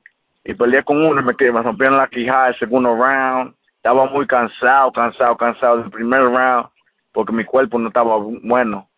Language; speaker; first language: Spanish; early bilingual, heritage; English